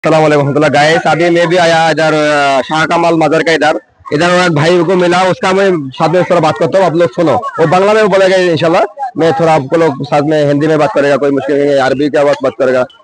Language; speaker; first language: Hindi; non-native, learner; Bangla